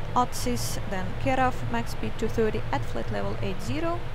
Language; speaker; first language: English; non-native, fluent; Estonian